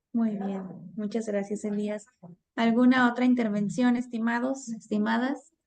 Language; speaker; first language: Spanish; native; Spanish